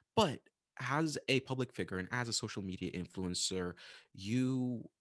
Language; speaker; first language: English; non-native, fluent; Arabic